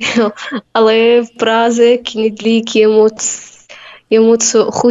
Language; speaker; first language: Czech; non-native, learner; Arabic